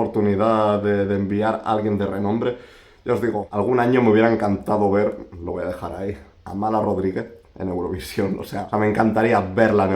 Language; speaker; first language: Spanish; native; Spanish